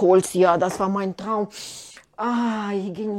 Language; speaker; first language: German; non-native, fluent; Russian